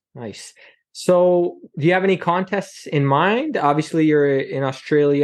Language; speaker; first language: English; native; English